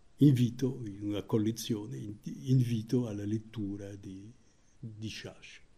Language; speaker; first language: Italian; non-native, fluent; French